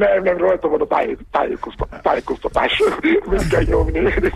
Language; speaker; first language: Hungarian; non-native, learner; Yoruba